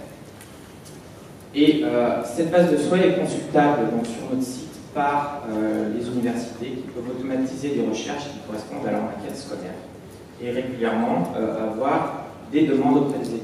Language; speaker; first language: French; native; French